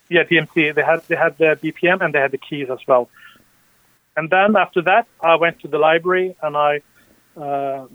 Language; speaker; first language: English; early bilingual, other home language; Norwegian